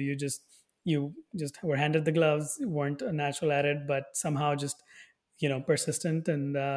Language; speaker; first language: English; non-native, local second language; Hindi